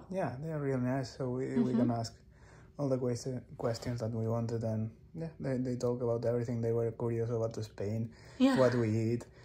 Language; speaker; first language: English; non-native, fluent; Spanish